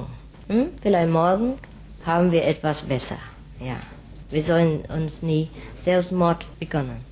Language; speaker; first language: German; non-native, fluent; Vietnamese